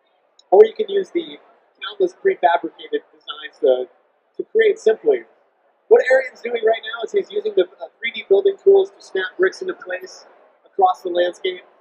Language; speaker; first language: English; native; English